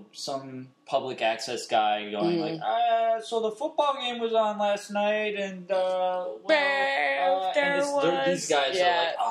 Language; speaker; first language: English; native; English